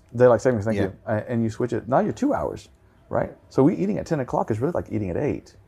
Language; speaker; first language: English; native; English